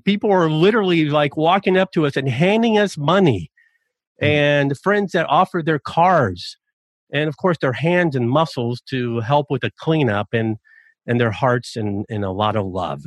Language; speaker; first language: English; native; English